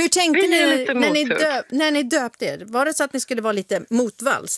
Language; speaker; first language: Swedish; native; Swedish